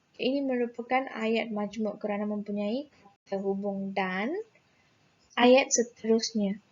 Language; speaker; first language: Malay; non-native, local second language; Tamil